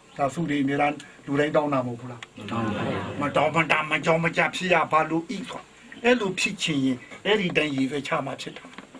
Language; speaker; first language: Burmese; native; Burmese